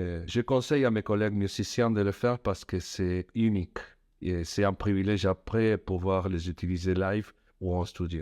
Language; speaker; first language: French; non-native, fluent; Spanish